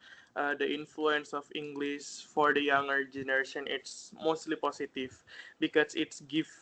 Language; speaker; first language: English; non-native, fluent; Indonesian